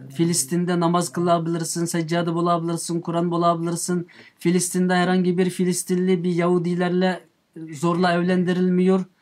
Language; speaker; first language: Turkish; non-native, fluent; Uyghur